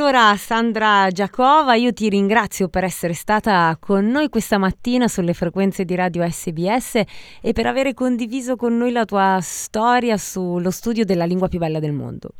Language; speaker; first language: Italian; native; Italian